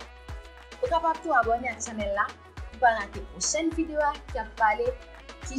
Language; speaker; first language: Haitian Creole; native; Haitian Creole